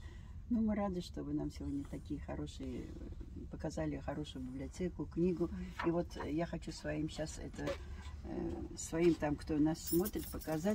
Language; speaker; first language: Russian; non-native, local second language; Uzbek